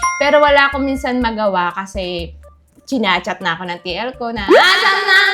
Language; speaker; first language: Filipino; native; Filipino